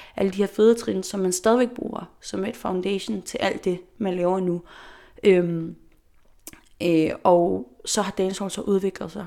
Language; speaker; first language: Danish; non-native, local second language; Faroese